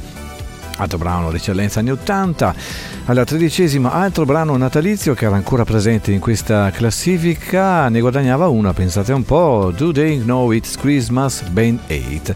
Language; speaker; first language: Italian; native; Italian